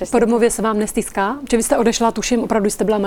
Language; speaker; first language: Czech; native; Czech